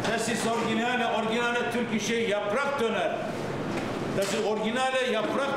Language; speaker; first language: German; non-native, learner; Turkish